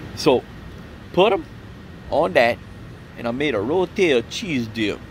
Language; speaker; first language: English; native; English